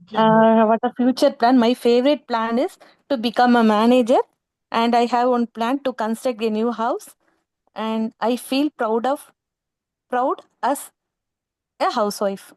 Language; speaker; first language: English; non-native, learner; Tamil